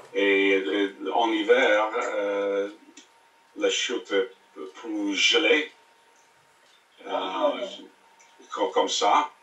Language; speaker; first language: French; non-native, learner; English